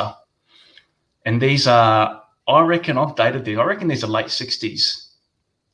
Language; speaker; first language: English; native; English